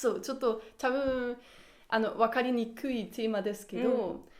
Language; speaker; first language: Japanese; non-native, learner; German